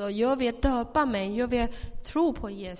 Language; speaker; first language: Swedish; non-native, fluent; Chinese